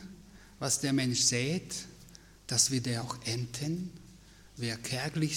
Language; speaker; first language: German; non-native, fluent; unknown